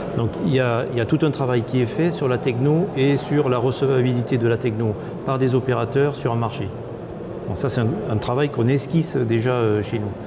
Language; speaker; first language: French; native; French